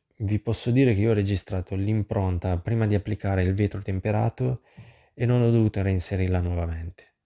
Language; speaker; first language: Italian; native; Italian